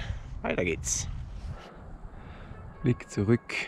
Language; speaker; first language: German; native; German